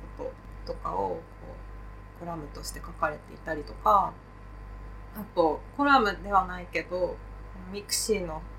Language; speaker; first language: Japanese; native; Japanese